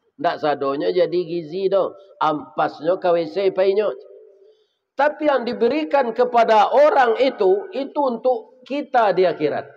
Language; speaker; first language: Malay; non-native, local second language; Minangkabau